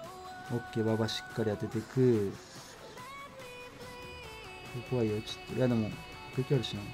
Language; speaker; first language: Japanese; native; Japanese